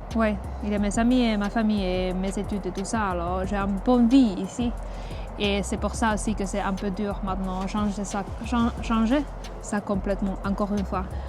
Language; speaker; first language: French; non-native, fluent; Finnish